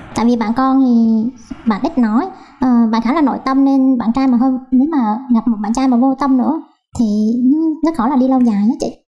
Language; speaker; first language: Vietnamese; native; Vietnamese